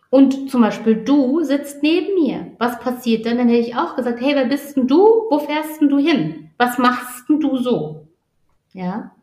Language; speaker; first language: German; native; German